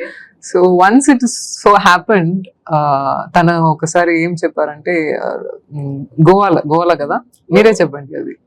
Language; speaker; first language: Telugu; non-native, learner; Tamil